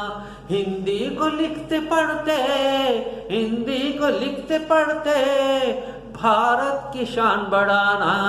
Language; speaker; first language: Hindi; non-native, local second language; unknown